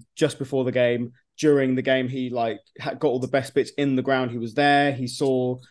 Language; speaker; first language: English; native; English